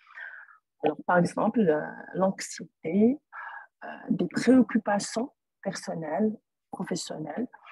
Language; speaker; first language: French; non-native, local second language; Arabic